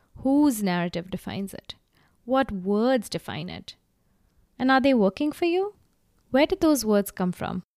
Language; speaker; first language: English; non-native, local second language; Gujarati